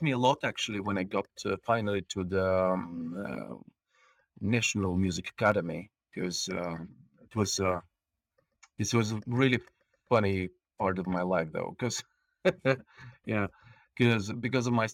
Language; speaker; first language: English; non-native, fluent; Bulgarian